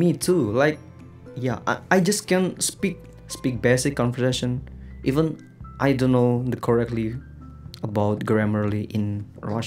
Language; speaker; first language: English; non-native, learner; Indonesian